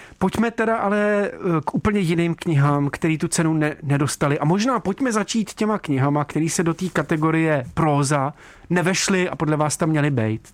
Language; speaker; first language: Czech; native; Czech